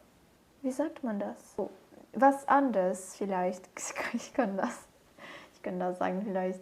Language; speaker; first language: German; non-native, learner; Portuguese